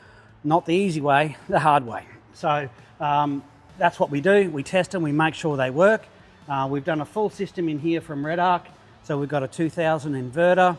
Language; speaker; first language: English; native; English